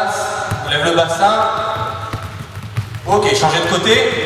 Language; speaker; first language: French; native; French